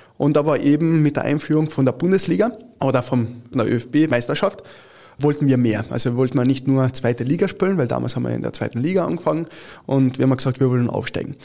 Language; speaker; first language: German; early bilingual, other home language; Italian